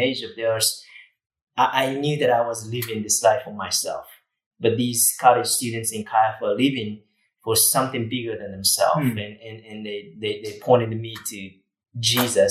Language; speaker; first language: English; non-native, fluent; Japanese